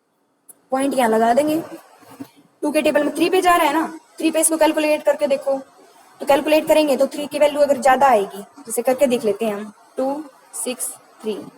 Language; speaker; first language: Hindi; native; Hindi